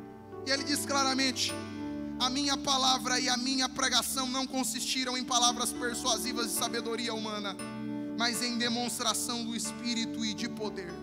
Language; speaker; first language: Portuguese; native; Portuguese